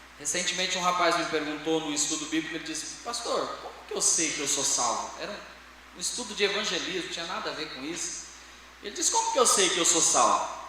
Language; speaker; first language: Portuguese; native; Portuguese